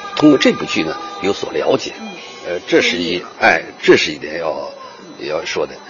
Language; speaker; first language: Chinese; native; Chinese